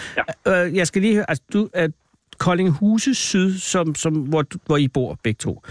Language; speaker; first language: Danish; native; Danish